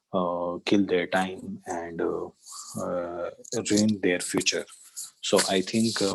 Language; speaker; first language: English; non-native, learner; Urdu